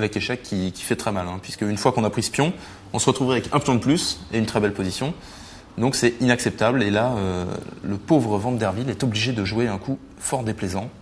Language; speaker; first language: French; native; French